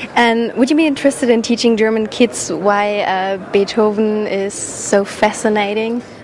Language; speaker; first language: English; non-native, fluent; German